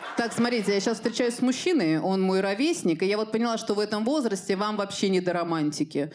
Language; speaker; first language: Russian; native; Russian